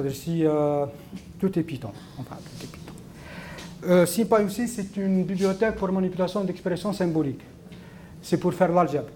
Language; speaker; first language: French; non-native, local second language; Arabic